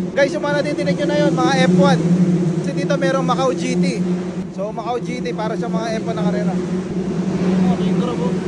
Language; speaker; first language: Filipino; native; Filipino